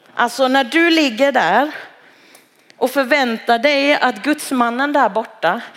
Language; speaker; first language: Swedish; early bilingual, other home language; Cantonese